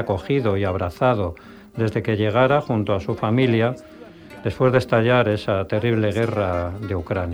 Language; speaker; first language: Spanish; native; Spanish